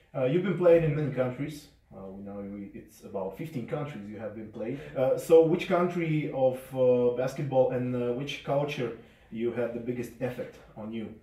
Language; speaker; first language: English; non-native, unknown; Slovak